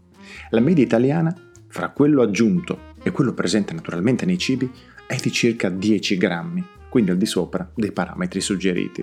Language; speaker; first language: Italian; native; Italian